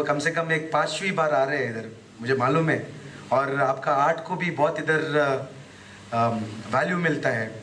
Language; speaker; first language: Hindi; non-native, local second language; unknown